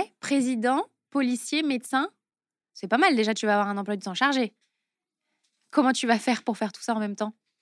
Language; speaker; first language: French; native; French